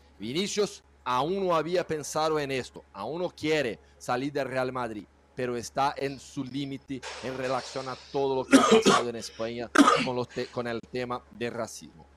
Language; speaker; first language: Spanish; non-native, fluent; Portuguese